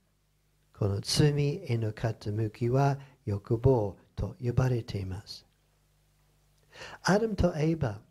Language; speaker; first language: Japanese; non-native, fluent; English